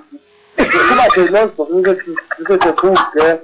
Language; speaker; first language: German; non-native, local second language; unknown